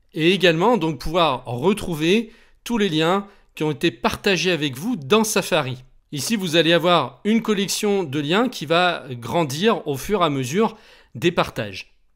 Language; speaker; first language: French; native; French